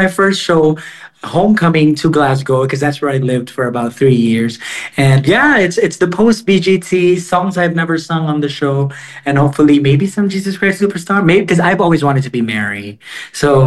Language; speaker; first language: English; non-native, local second language; Filipino